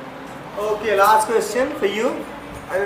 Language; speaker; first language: English; non-native, local second language; Hindi